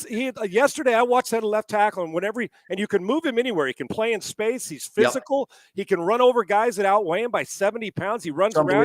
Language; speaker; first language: English; native; English